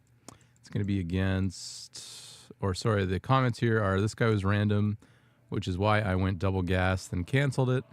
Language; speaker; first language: English; native; English